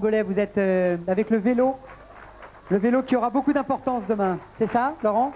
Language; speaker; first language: French; native; French